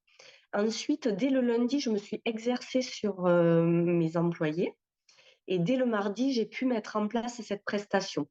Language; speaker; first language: French; native; French